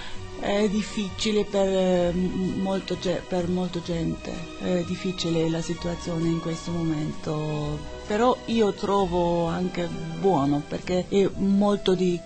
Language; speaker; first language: Italian; non-native, learner; German